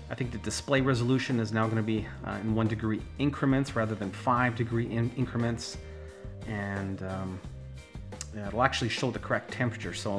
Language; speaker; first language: English; native; English